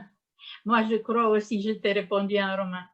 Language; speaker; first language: French; non-native, learner; Romanian